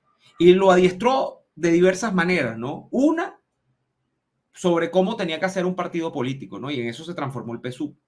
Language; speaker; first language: Spanish; native; Spanish